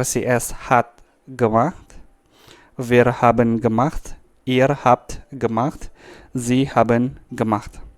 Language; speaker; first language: German; non-native, fluent; Indonesian